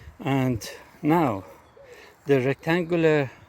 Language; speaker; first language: English; non-native, fluent; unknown